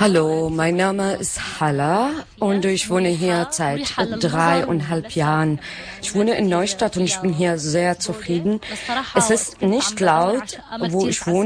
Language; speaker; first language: German; non-native, learner; Arabic